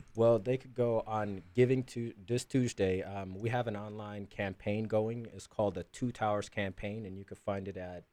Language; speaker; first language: English; early bilingual, other home language; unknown